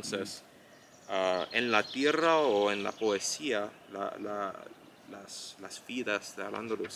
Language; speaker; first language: Spanish; non-native, fluent; English